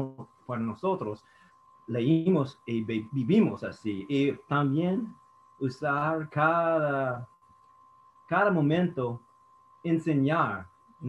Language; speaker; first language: Spanish; non-native, fluent; English